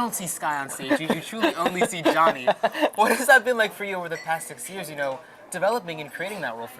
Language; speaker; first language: English; native; English